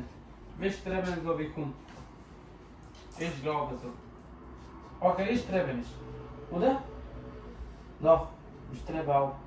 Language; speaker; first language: German; non-native, learner; Bulgarian